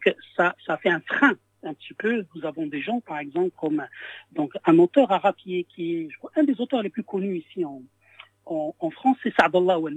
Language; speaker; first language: French; non-native, local second language; Arabic